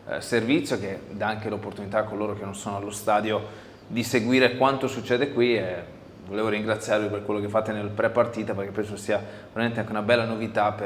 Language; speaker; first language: Italian; native; Italian